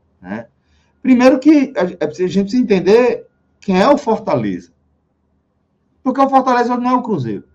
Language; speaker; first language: Portuguese; native; Portuguese